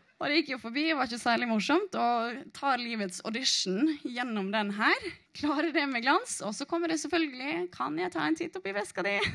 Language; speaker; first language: Norwegian; native; Norwegian